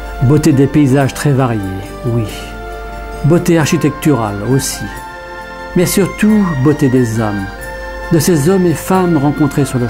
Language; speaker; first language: French; native; French